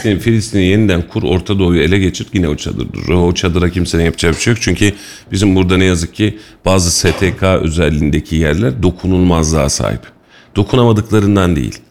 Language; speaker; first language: Turkish; native; Turkish